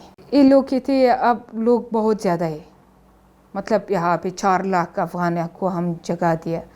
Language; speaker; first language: Hindi; non-native, learner; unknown